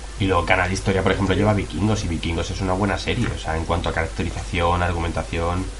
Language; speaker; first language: Spanish; native; Spanish